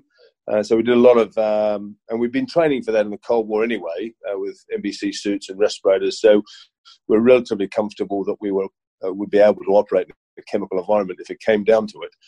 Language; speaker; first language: English; native; English